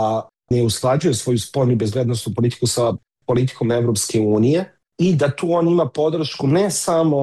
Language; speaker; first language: Serbian; native; Serbian